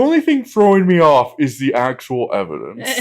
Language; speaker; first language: English; native; English